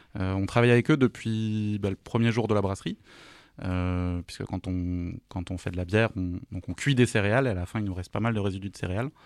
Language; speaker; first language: French; native; French